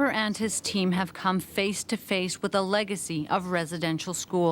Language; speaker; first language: English; native; English